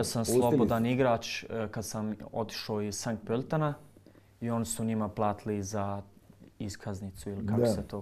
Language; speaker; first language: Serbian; early bilingual, heritage; Croatian